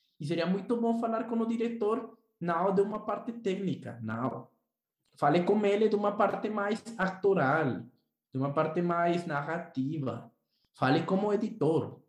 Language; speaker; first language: Portuguese; non-native, learner; Spanish